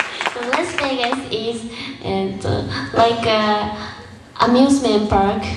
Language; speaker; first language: English; non-native, learner; Japanese